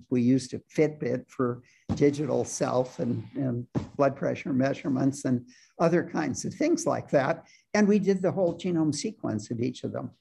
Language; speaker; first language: English; native; English